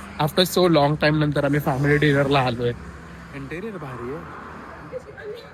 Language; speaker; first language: Marathi; native; Marathi